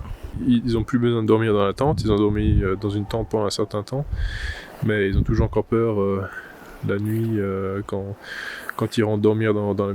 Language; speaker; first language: French; native; French